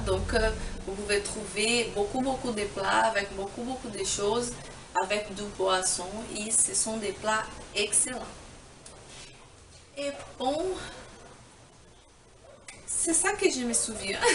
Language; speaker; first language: French; non-native, fluent; Portuguese